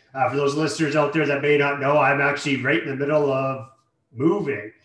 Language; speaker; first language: English; native; English